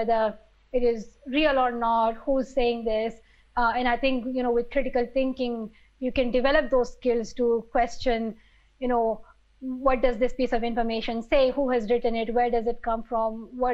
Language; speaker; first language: English; non-native, local second language; Pashto